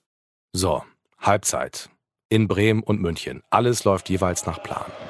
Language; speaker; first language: German; native; German